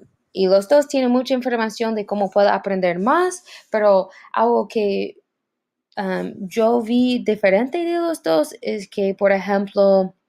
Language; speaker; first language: Spanish; non-native, learner; English